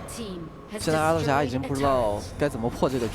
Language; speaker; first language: Chinese; native; Chinese